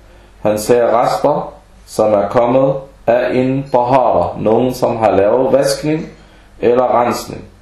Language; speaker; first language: Danish; early bilingual, other home language; Arabic